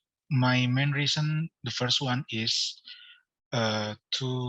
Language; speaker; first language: English; non-native, learner; Indonesian